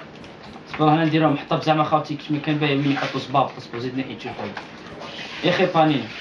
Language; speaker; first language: Arabic; native; Arabic